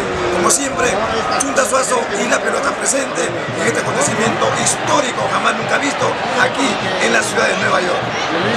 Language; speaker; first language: Spanish; native; Spanish